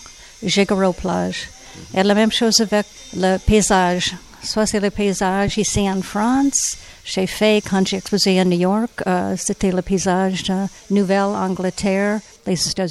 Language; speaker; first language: French; non-native, learner; English